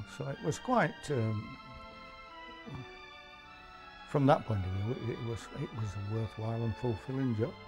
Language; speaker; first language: English; native; English